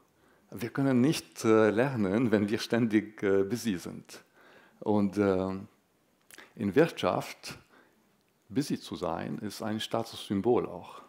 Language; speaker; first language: German; non-native, fluent; Arabic